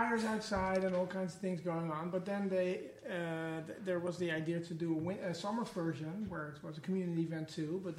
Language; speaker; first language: English; non-native, fluent; Dutch